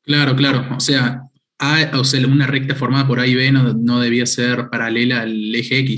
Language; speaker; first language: Spanish; native; Spanish